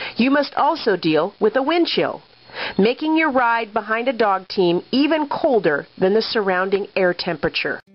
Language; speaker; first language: English; native; English